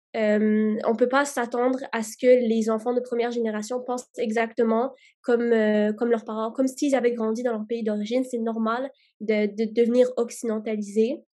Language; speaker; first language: French; early bilingual, other home language; Arabic